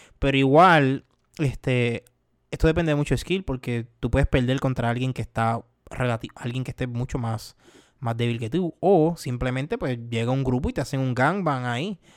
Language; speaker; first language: Spanish; native; Spanish